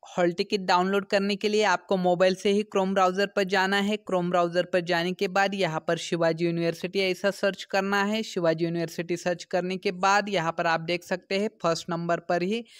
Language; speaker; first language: Hindi; non-native, local second language; Marathi